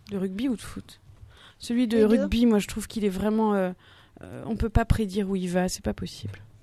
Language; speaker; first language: French; native; French